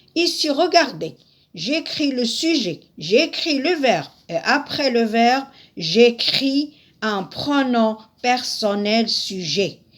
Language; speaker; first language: French; non-native, local second language; Arabic